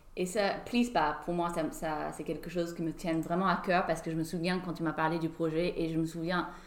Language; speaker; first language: French; non-native, fluent; English